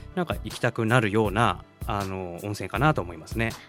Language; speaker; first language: Japanese; native; Japanese